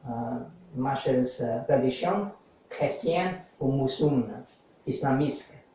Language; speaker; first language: French; non-native, learner; English